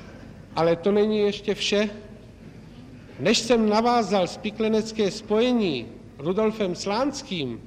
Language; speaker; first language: Czech; native; Czech